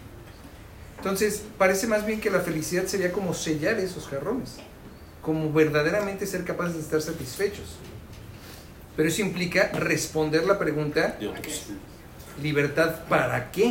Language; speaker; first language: Spanish; native; Spanish